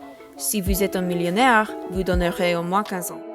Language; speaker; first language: French; non-native, learner; English